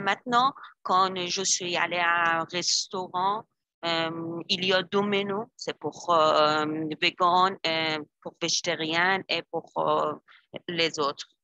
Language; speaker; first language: French; non-native, learner; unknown